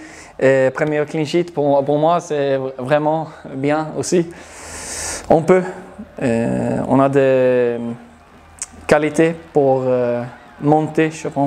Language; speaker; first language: French; non-native, learner; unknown